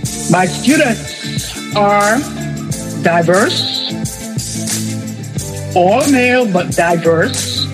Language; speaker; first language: English; non-native, fluent; Spanish